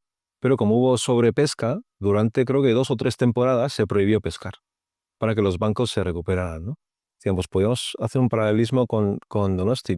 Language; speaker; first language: Spanish; native; Spanish